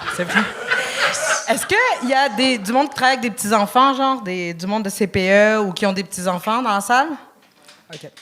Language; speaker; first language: French; early bilingual, other home language; Arabic